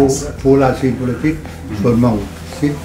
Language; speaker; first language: French; non-native, learner; Thai